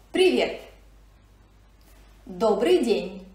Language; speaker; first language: Russian; non-native, fluent; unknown